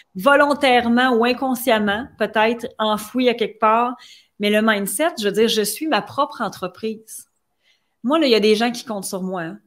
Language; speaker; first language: French; native; French